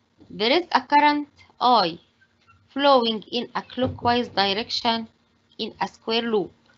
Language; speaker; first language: English; non-native, fluent; Arabic